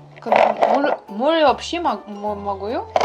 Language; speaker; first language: Korean; non-native, learner; Ukrainian